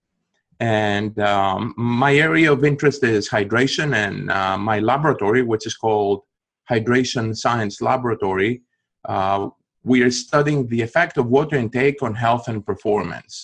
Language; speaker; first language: English; non-native, fluent; Greek